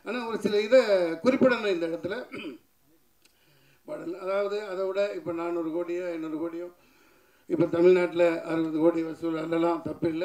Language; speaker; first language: Tamil; native; Tamil